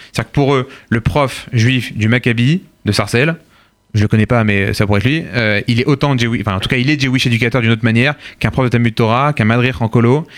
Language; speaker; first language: French; native; French